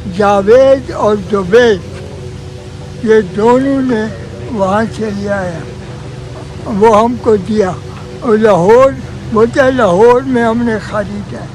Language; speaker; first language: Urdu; non-native, local second language; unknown